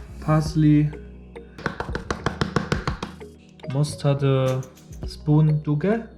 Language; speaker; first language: Korean; non-native, learner; German